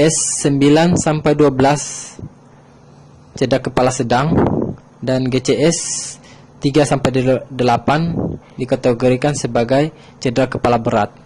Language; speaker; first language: Indonesian; native; Indonesian